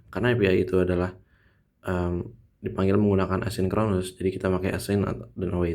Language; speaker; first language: Indonesian; native; Indonesian